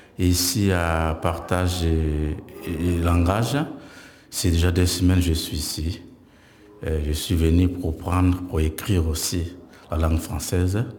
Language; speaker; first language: French; non-native, local second language; Lingala